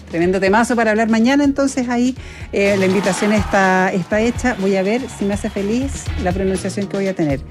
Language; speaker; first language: Spanish; native; Spanish